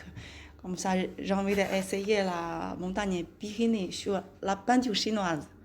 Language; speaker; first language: French; non-native, learner; Chinese